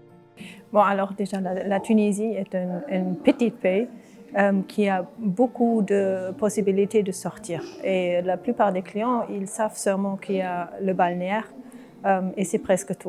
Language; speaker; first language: French; non-native, fluent; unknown